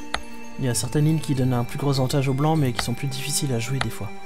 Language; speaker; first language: French; native; French